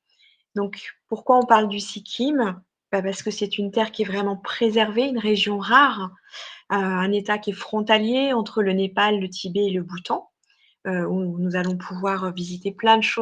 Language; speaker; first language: French; native; French